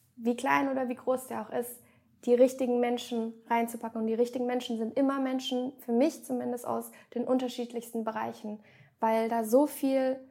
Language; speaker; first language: German; native; German